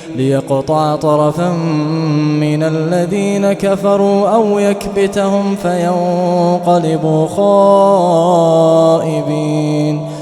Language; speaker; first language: Arabic; native; Arabic